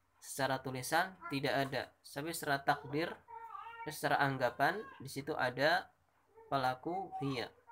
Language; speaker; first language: Indonesian; native; Indonesian